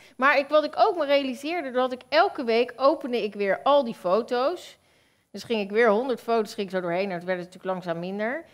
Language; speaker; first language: Dutch; native; Dutch